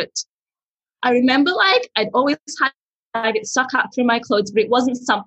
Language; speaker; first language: English; early bilingual, other home language; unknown